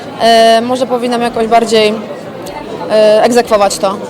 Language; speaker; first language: Polish; native; Polish